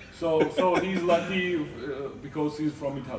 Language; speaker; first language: English; non-native, learner; Italian